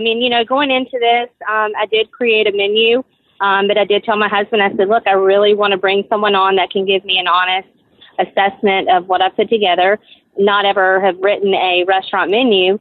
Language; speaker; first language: English; native; English